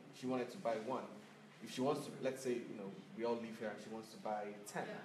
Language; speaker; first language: English; non-native, fluent; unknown